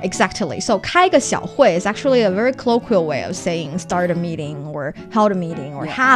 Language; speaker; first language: English; non-native, fluent; Chinese